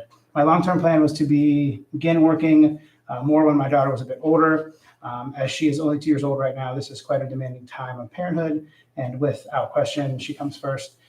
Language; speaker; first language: English; native; English